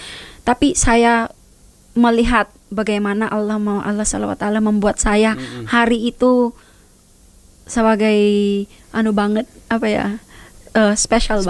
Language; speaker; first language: Indonesian; non-native, fluent; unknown